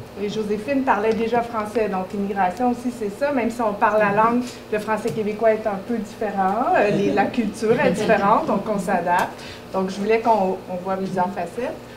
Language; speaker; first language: French; native; French